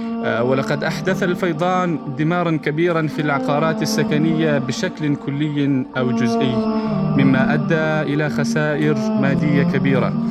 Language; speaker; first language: Arabic; non-native, fluent; Pashto